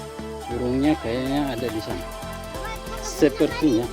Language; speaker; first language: Malay; native; Malay